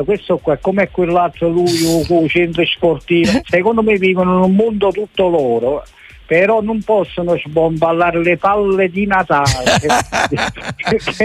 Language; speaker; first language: Italian; native; Italian